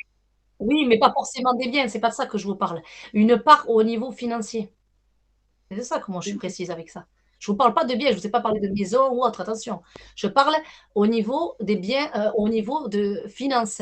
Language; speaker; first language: French; native; French